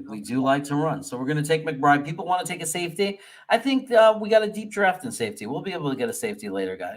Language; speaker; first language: English; native; English